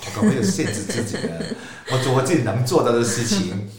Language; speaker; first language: Chinese; non-native, local second language; Cantonese